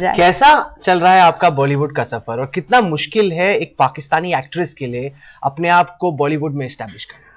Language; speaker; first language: Hindi; native; Hindi